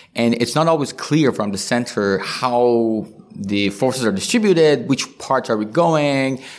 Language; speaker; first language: English; non-native, fluent; Persian